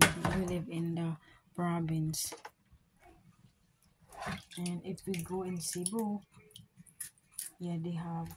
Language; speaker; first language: English; non-native, local second language; Filipino